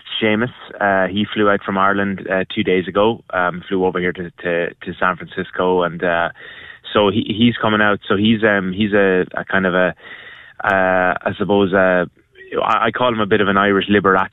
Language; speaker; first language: English; native; English